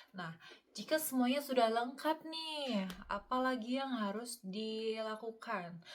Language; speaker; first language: Indonesian; native; Indonesian